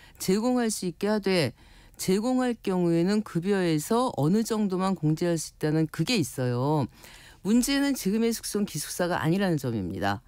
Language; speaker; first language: Korean; native; Korean